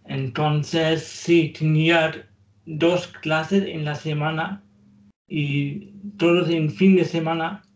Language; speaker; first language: Spanish; non-native, learner; German